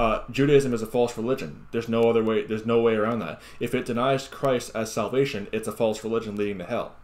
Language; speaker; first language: English; native; English